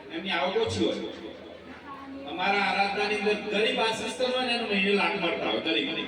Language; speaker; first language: Gujarati; native; Gujarati